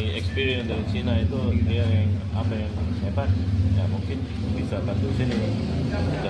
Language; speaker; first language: Indonesian; non-native, learner; Chinese